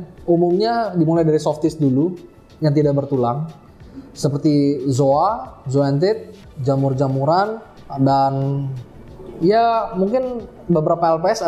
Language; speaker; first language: Indonesian; native; Indonesian